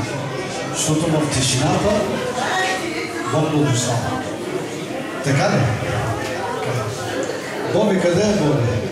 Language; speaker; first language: Bulgarian; non-native, fluent; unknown